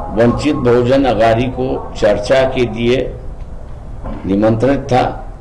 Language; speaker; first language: Hindi; non-native, local second language; Marathi